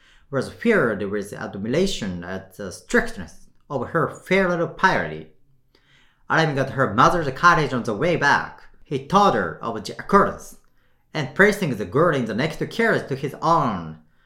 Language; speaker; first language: English; non-native, fluent; Japanese